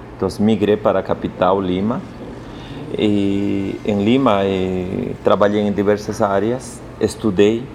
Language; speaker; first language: Portuguese; non-native, fluent; Spanish